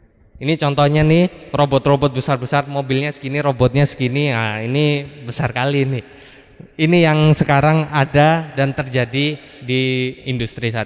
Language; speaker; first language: Indonesian; native; Indonesian